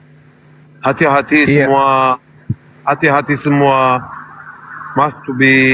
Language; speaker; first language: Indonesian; non-native, learner; Arabic